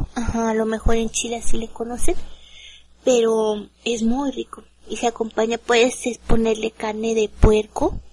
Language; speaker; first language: Spanish; native; Spanish